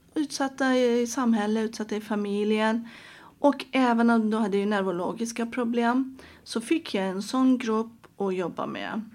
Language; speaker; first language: Swedish; non-native, fluent; Persian